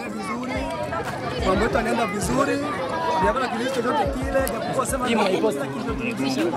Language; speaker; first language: Swahili; non-native, local second language; Bembe